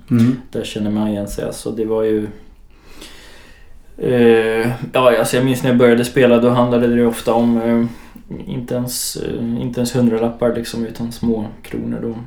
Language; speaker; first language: Swedish; native; Swedish